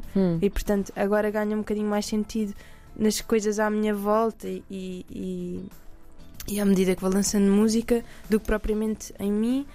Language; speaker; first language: Portuguese; native; Portuguese